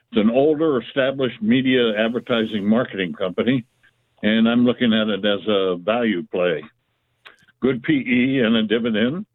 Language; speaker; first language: English; native; English